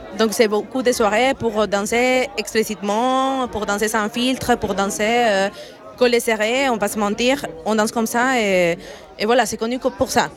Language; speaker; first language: French; non-native, fluent; Spanish